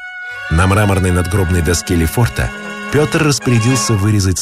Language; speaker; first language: Russian; native; Russian